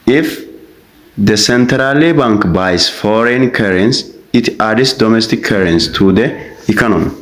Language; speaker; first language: English; non-native, local second language; Amharic